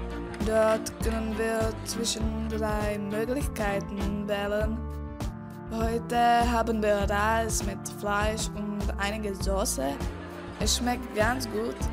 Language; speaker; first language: German; non-native, learner; Czech